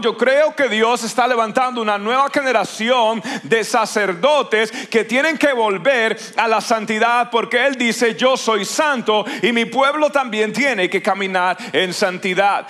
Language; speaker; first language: Spanish; native; Spanish